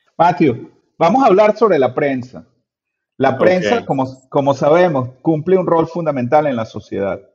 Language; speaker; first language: Spanish; native; Spanish